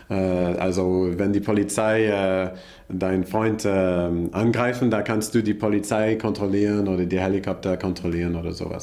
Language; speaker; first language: German; non-native, learner; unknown